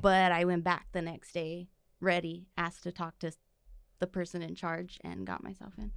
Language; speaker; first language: English; native; English